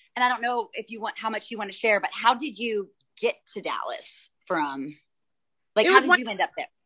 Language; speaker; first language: English; native; English